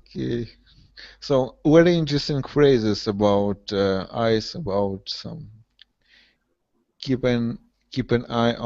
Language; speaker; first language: English; non-native, learner; Russian